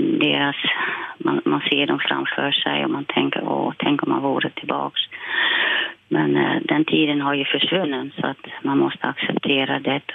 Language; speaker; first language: Swedish; non-native, fluent; Dutch